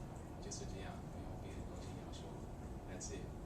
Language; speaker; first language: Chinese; non-native, fluent; English